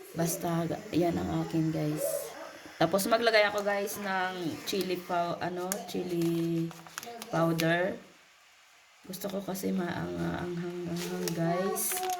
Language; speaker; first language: Filipino; non-native, local second language; Cebuano